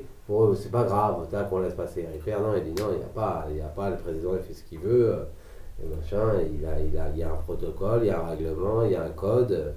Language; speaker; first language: French; native; French